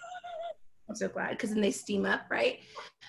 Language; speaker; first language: English; native; English